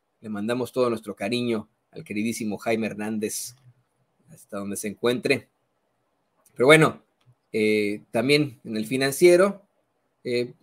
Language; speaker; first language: Spanish; native; Spanish